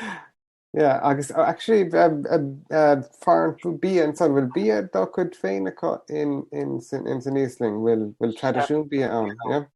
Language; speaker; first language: Irish; native; Irish